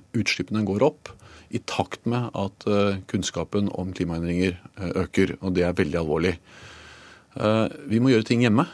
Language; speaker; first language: Norwegian; native; Norwegian